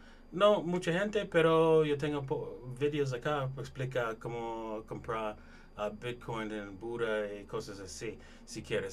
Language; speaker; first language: Spanish; non-native, learner; English